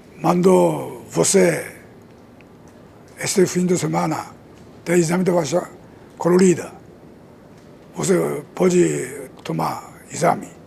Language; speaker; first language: Portuguese; non-native, learner; Japanese